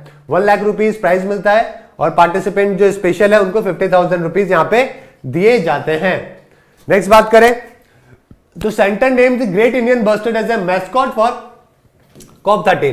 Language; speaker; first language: Hindi; native; Hindi